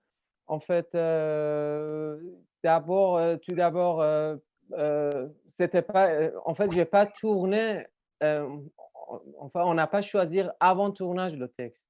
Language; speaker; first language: French; non-native, learner; Persian